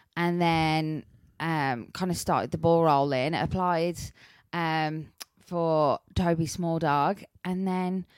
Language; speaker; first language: English; native; English